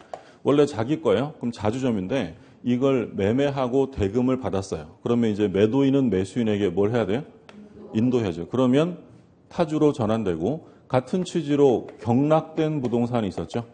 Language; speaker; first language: Korean; native; Korean